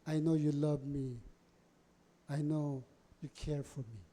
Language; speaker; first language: English; non-native, local second language; Filipino